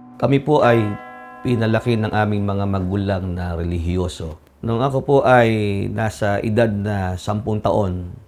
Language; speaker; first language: Filipino; native; Filipino